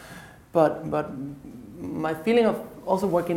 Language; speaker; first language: English; non-native, fluent; Danish